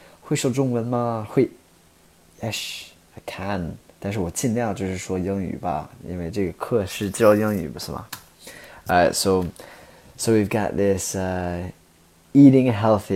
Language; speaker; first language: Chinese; non-native, fluent; English